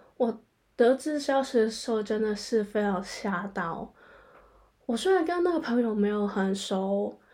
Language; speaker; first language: Chinese; non-native, local second language; Cantonese